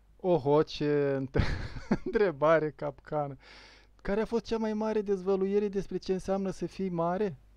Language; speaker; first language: Romanian; native; Romanian